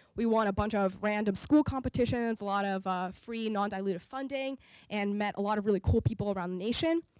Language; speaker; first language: English; native; English